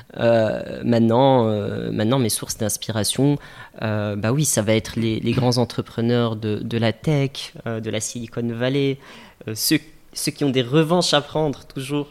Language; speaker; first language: French; native; French